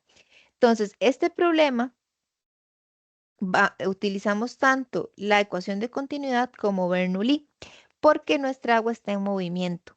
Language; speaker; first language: Spanish; native; Spanish